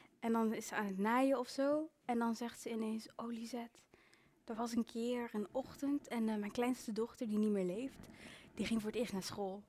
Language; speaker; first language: Dutch; early bilingual, other home language; Kinyarwanda